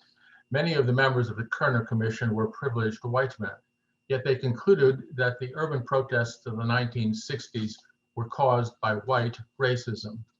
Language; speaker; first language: English; native; English